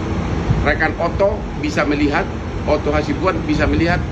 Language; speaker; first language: Indonesian; native; Indonesian